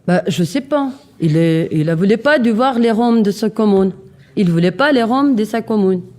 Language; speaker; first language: French; non-native, learner; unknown